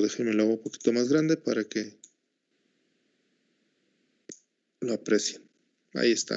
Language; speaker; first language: Spanish; native; Spanish